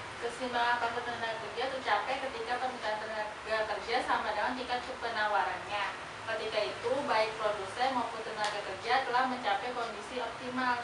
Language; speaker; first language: Indonesian; native; Indonesian